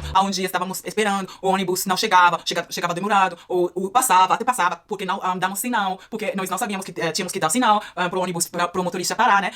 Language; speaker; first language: Portuguese; non-native, fluent; Spanish